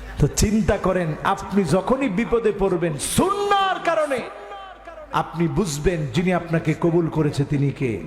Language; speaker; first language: Bangla; native; Bangla